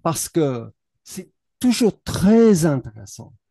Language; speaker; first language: French; non-native, learner; English